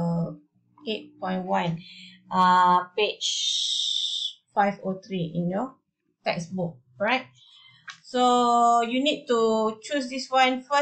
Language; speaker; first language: English; non-native, local second language; Malay